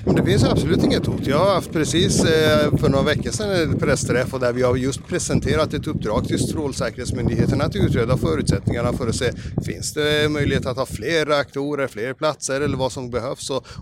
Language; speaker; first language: Swedish; native; Swedish